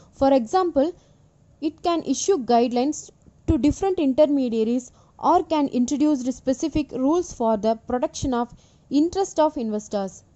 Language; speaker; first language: English; non-native, local second language; Tamil